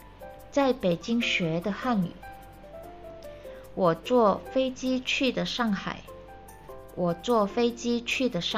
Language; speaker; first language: Chinese; non-native, fluent; Indonesian